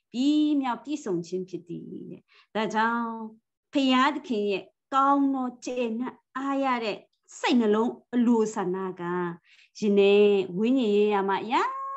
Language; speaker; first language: Burmese; non-native, local second language; Kachin